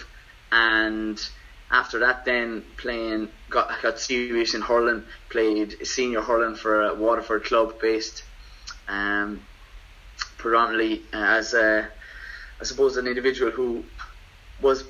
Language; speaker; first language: English; native; English